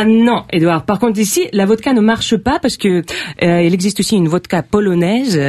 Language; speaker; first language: French; non-native, fluent; Russian